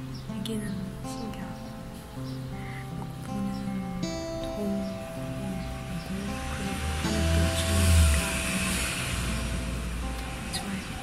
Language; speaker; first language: Korean; non-native, learner; French